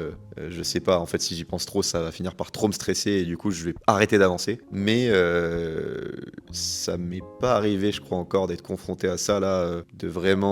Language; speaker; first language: French; native; French